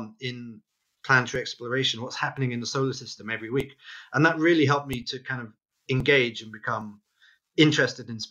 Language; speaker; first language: English; native; English